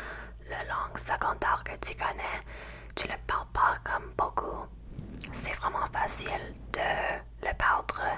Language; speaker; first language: French; non-native, learner; English